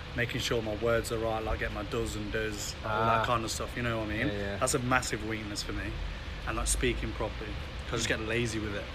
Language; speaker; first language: English; native; English